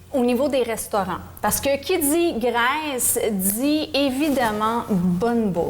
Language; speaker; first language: French; native; French